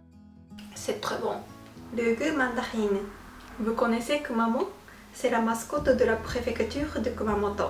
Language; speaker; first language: French; non-native, fluent; Japanese